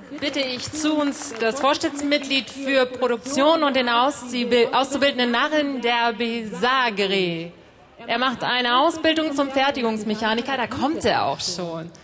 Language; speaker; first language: German; native; German